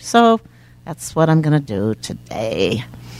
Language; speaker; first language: English; native; English